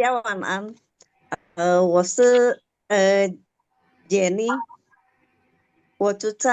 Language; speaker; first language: Chinese; non-native, learner; Indonesian